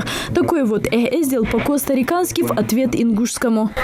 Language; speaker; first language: Russian; native; Russian